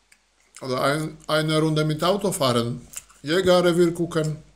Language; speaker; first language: German; non-native, learner; Polish